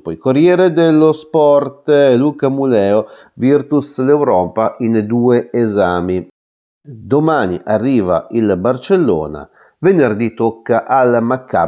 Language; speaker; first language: Italian; native; Italian